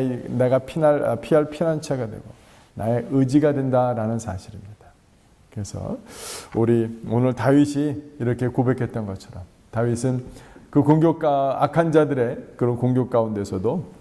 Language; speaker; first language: Korean; native; Korean